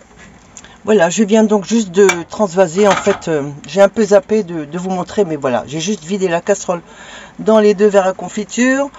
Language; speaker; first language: French; native; French